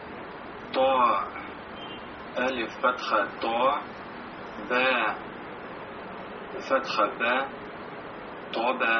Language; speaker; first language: Arabic; non-native, learner; Russian